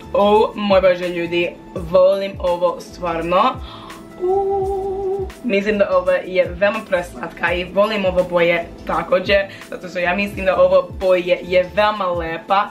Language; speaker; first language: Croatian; non-native, learner; English